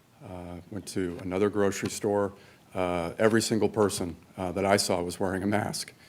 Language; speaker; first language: English; native; English